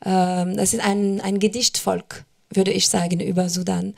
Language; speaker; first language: German; non-native, fluent; French